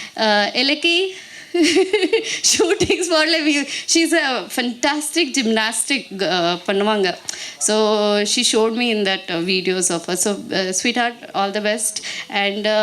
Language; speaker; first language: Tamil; non-native, learner; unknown